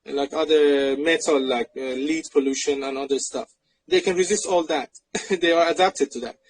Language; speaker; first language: English; non-native, fluent; Persian